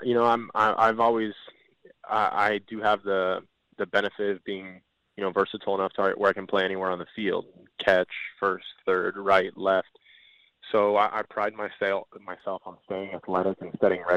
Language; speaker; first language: English; early bilingual, other home language; Spanish